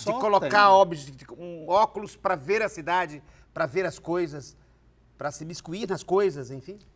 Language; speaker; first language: Portuguese; native; Portuguese